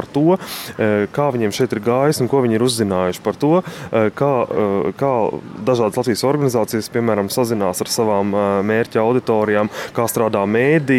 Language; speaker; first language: Latvian; native; Latvian